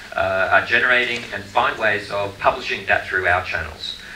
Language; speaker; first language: English; native; English